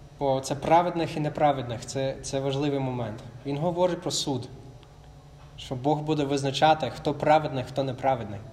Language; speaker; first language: Ukrainian; non-native, fluent; English